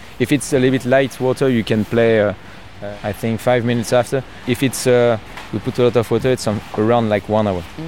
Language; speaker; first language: English; non-native, learner; French